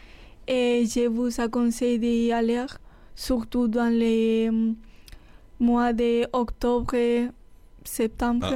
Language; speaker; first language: French; non-native, learner; Spanish